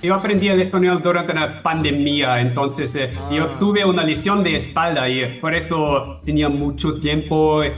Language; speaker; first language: Spanish; non-native, fluent; German